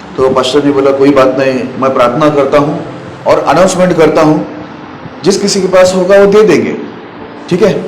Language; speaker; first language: Hindi; non-native, local second language; Marathi